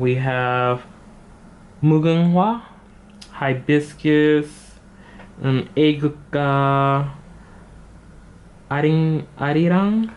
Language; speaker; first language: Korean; non-native, learner; English